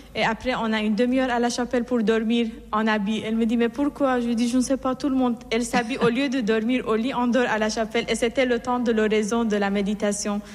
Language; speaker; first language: French; non-native, fluent; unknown